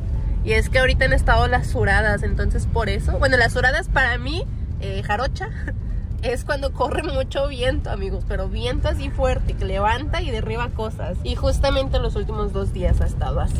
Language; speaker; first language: Spanish; native; Spanish